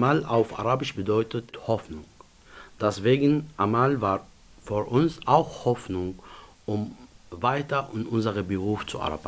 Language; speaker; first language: German; non-native, learner; Arabic